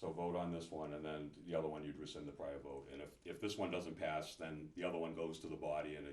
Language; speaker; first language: English; native; English